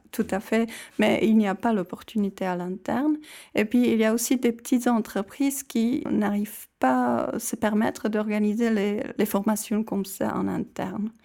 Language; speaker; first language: French; non-native, fluent; Czech